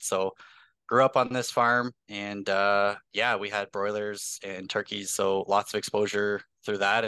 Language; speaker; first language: English; native; English